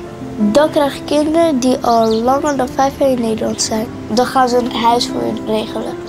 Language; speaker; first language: Dutch; early bilingual, other home language; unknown